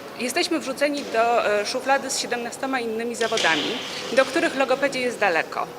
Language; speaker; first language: Polish; native; Polish